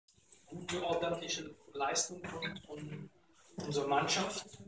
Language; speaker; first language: German; non-native, local second language; French